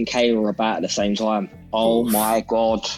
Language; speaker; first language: English; native; English